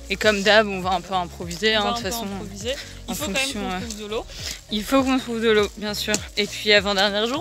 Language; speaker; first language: French; native; French